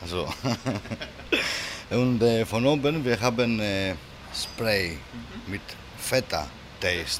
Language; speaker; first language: German; non-native, learner; Greek